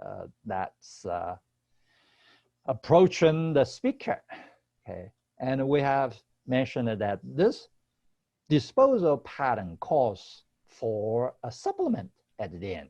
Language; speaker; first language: English; non-native, fluent; Chinese